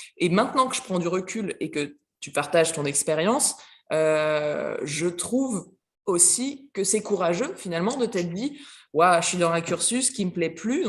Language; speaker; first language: French; native; French